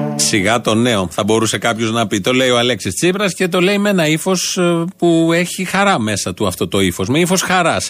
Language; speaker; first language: Greek; native; Greek